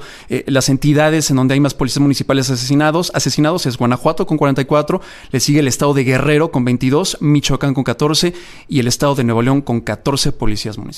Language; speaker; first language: Spanish; native; Spanish